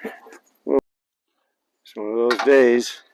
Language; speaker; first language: English; native; English